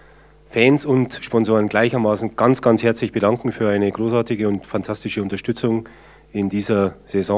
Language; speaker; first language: German; native; German